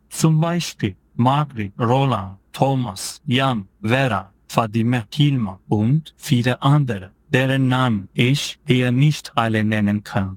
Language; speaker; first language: German; non-native, fluent; Turkish